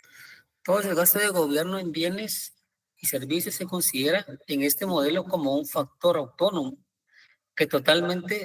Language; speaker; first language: Spanish; native; Spanish